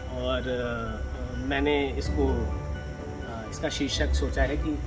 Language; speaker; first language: Hindi; native; Hindi